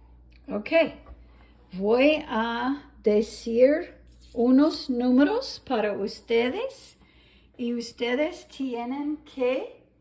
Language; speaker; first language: Spanish; non-native, fluent; English